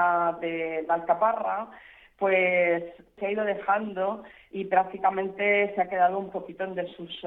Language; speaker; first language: Spanish; native; Spanish